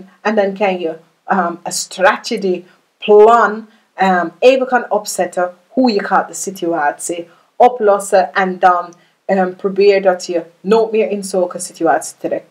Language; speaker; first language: Dutch; non-native, learner; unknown